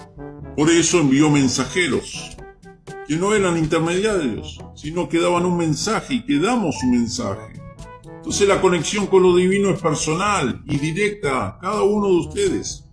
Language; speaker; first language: Spanish; native; Spanish